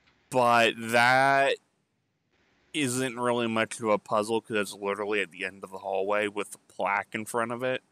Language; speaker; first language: English; native; English